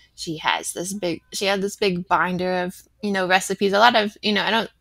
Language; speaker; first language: English; native; English